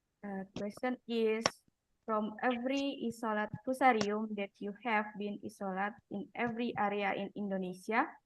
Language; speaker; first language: English; non-native, learner; Indonesian